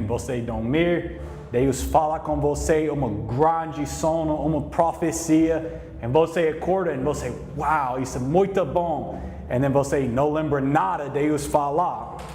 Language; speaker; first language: Portuguese; non-native, learner; English